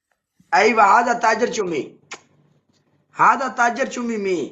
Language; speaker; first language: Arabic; non-native, learner; Punjabi